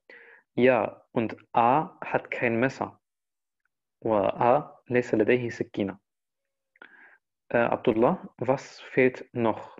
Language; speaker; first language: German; non-native, fluent; Arabic